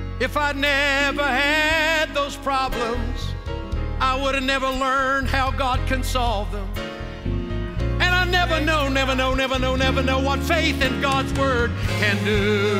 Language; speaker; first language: English; native; English